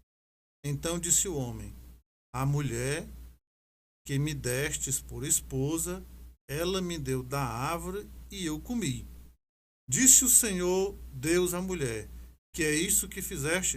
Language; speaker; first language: Portuguese; native; Portuguese